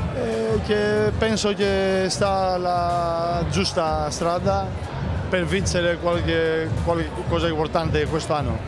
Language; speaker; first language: Italian; non-native, learner; Greek